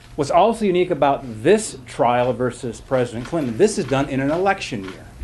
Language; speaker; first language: English; native; English